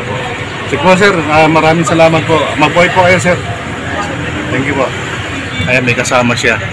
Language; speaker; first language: Filipino; native; Filipino